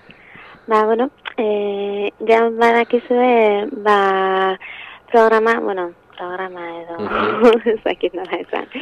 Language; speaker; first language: Basque; non-native, local second language; Spanish